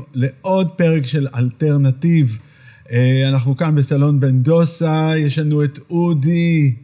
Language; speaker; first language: Hebrew; native; Hebrew